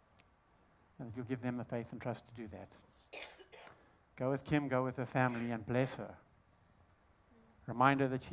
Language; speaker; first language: English; native; English